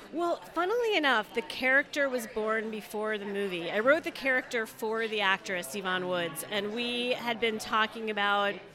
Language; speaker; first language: English; native; English